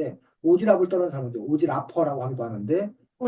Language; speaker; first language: Korean; native; Korean